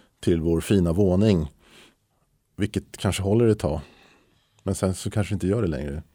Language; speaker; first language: Swedish; native; Swedish